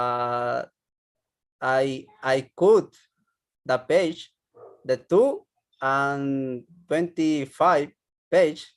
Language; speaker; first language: English; non-native, learner; Spanish